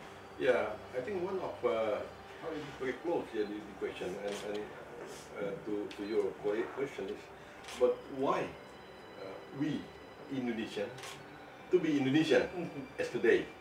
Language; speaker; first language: English; non-native, fluent; Indonesian